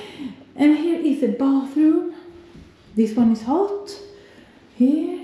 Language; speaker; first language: English; non-native, fluent; Swedish